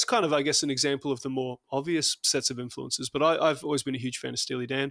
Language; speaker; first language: English; native; English